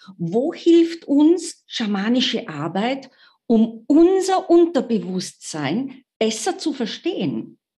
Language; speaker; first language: German; native; German